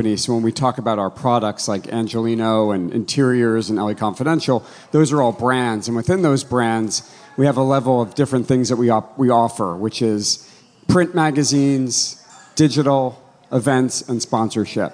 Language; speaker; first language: English; native; English